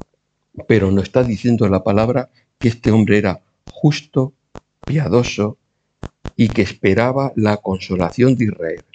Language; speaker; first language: Spanish; native; Spanish